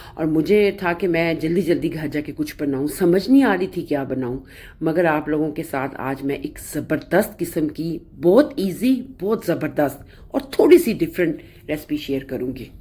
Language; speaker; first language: Urdu; non-native, local second language; Punjabi